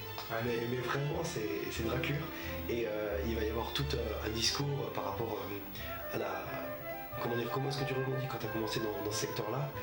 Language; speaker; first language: French; native; French